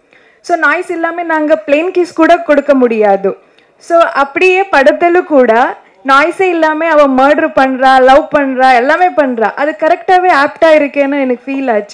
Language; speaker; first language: Tamil; non-native, learner; Kannada